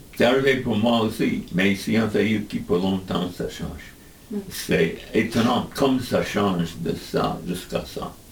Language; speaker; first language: French; non-native, learner; English